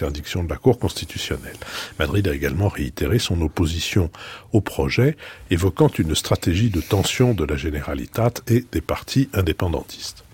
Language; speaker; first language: French; native; French